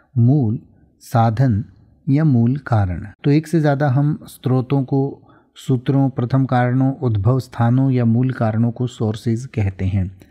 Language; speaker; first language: Hindi; native; Hindi